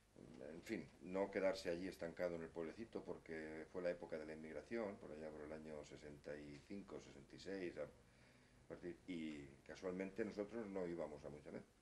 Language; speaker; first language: Spanish; native; Spanish